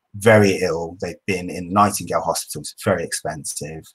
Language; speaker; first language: English; native; English